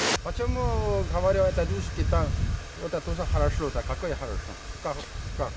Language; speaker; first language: Russian; non-native, learner; Korean